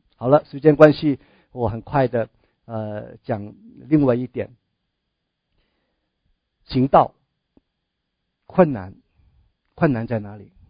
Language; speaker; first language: Chinese; native; Chinese